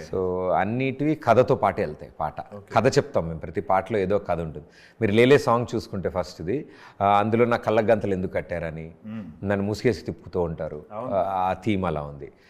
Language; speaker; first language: Telugu; native; Telugu